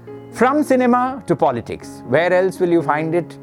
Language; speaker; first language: English; non-native, local second language; Tamil